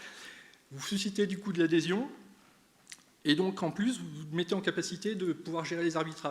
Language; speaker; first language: French; native; French